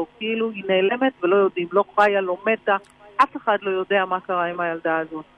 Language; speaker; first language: Hebrew; native; Hebrew